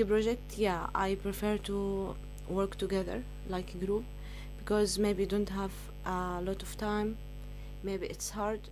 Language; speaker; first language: English; non-native, learner; Arabic